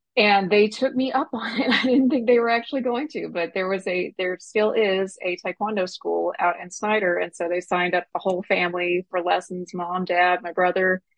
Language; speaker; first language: English; native; English